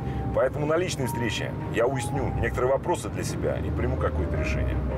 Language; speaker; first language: Russian; native; Russian